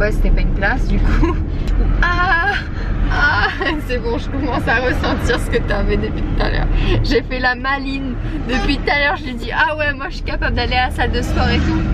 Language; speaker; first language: French; native; French